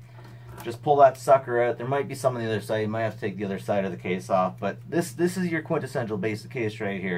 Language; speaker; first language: English; native; English